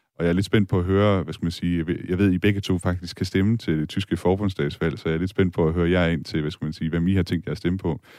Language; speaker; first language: Danish; native; Danish